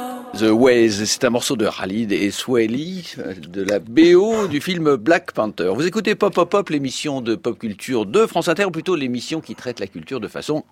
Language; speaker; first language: French; native; French